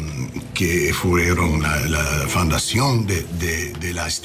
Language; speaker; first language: Spanish; non-native, learner; English